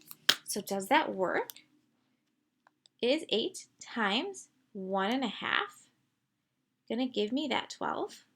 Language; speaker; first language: English; native; English